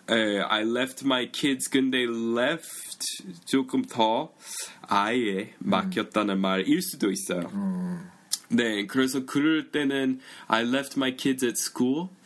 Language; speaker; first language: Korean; non-native, fluent; English